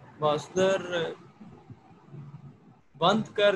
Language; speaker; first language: Persian; non-native, learner; Urdu